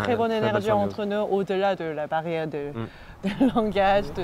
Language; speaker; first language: French; non-native, fluent; Korean